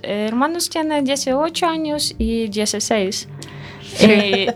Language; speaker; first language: Spanish; non-native, learner; Russian